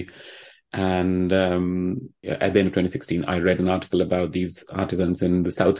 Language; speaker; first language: English; non-native, local second language; Hindi